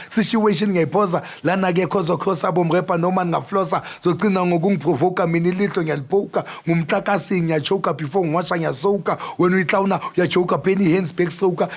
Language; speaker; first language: Zulu; native; Zulu